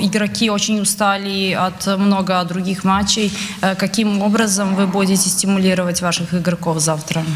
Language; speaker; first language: Russian; non-native, fluent; Serbian